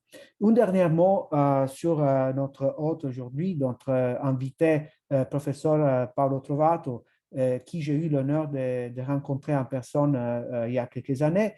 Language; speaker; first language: French; non-native, fluent; Italian